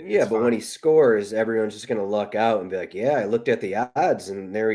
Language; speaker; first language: English; native; English